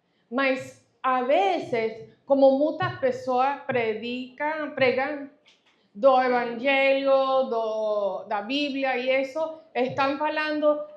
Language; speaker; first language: Portuguese; non-native, fluent; Spanish